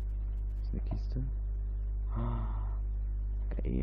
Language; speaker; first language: German; native; German